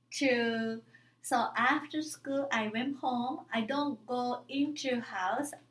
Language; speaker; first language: English; non-native, fluent; Japanese